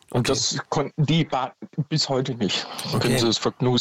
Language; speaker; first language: German; native; German